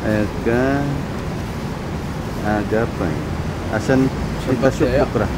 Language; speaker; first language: Arabic; non-native, learner; Filipino